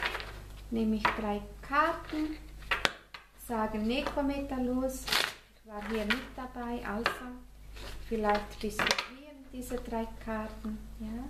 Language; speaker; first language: German; non-native, fluent; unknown